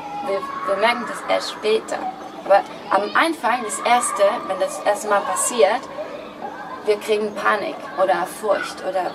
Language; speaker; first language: German; non-native, fluent; Greek